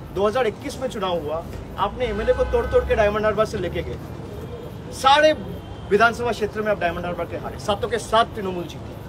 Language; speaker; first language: Hindi; non-native, local second language; Bangla